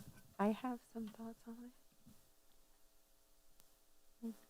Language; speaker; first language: English; native; English